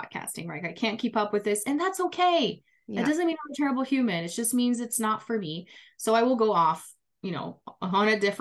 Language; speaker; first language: English; non-native, fluent; Portuguese